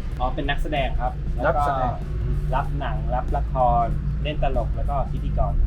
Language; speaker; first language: Thai; native; Thai